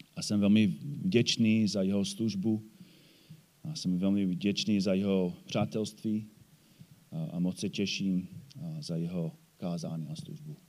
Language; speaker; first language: Czech; native; Czech